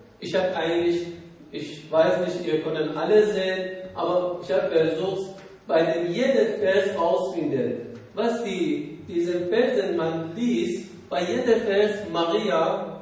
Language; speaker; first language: German; non-native, learner; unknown